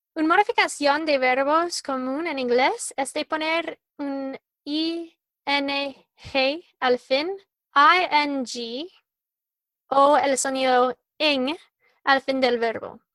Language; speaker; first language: Spanish; non-native, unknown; English